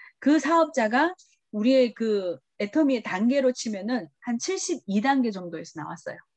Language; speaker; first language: Korean; early bilingual, heritage; Korean